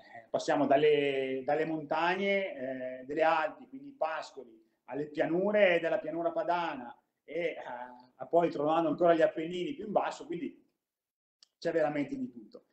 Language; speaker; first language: Italian; native; Italian